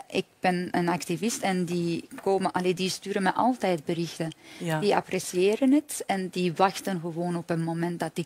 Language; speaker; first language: Dutch; non-native, fluent; Persian